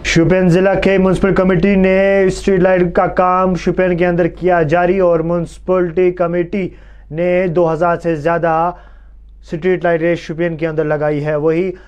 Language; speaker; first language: Urdu; non-native, local second language; Kashmiri